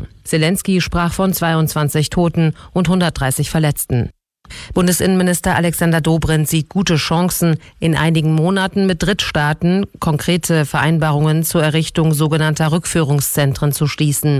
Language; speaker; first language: German; native; German